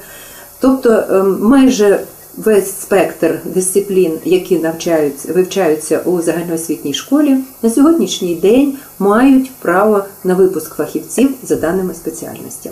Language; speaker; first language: Ukrainian; native; Ukrainian